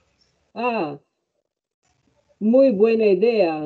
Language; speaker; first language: Spanish; non-native, learner; Italian